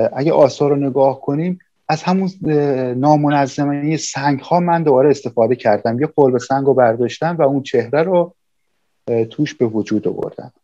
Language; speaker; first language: Persian; native; Persian